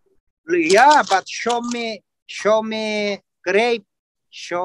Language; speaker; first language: English; non-native, learner; Turkish